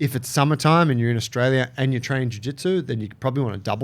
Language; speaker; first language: English; native; English